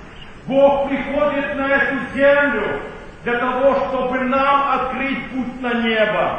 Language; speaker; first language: Russian; native; Russian